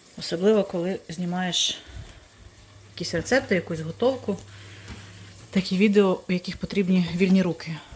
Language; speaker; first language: Ukrainian; non-native, local second language; Russian